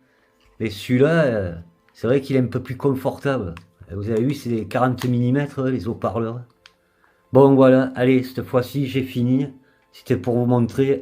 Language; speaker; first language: French; native; French